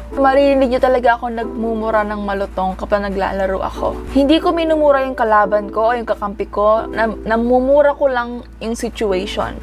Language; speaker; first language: Filipino; early bilingual, heritage; Japanese